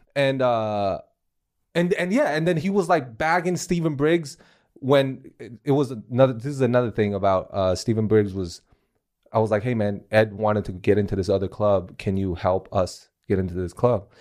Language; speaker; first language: English; non-native, fluent; Chinese